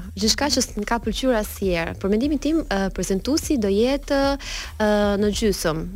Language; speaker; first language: Albanian; early bilingual, heritage; Albanian